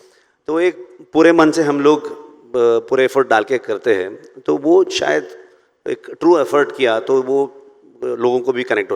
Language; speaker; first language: Hindi; non-native, local second language; Kannada